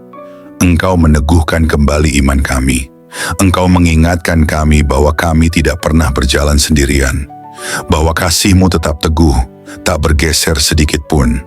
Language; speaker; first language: Indonesian; native; Indonesian